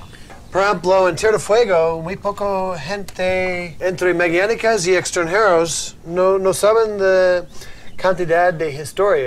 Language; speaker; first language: Spanish; non-native, learner; English